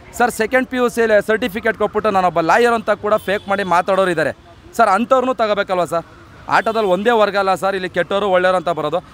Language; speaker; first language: Kannada; native; Kannada